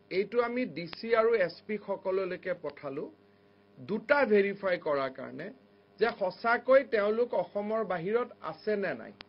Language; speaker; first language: Assamese; native; Assamese